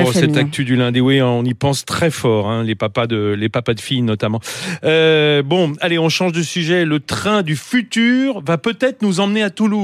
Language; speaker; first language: French; native; French